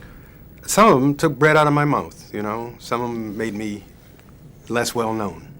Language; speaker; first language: English; native; English